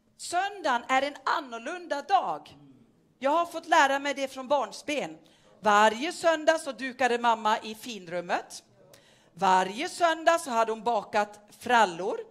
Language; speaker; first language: Swedish; non-native, fluent; Norwegian